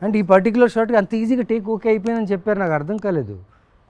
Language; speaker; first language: Telugu; native; Telugu